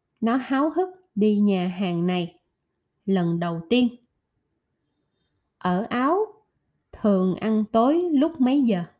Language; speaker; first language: Vietnamese; non-native, learner; German